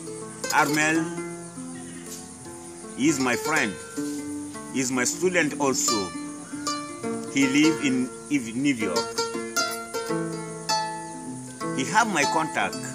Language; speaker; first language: English; non-native, learner; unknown